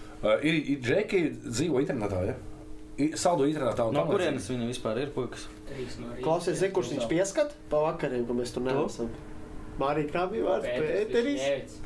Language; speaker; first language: Latvian; non-native, local second language; Russian